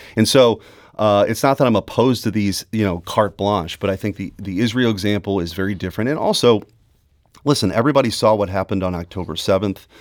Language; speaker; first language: English; early bilingual, other home language; German